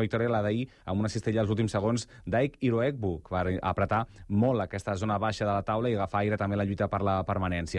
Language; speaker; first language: Catalan; native; Catalan